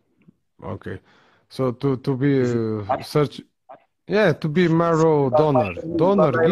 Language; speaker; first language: English; non-native, fluent; Portuguese